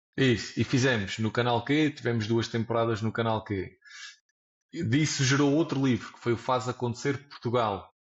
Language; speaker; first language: Portuguese; native; Portuguese